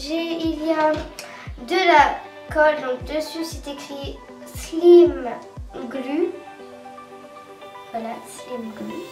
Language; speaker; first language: French; native; French